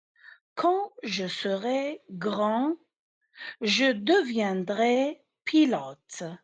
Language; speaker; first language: French; non-native, fluent; Arabic